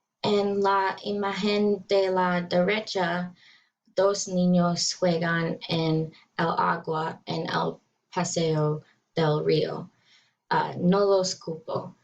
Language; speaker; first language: Spanish; non-native, learner; English